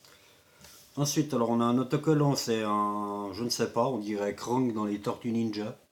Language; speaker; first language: French; native; French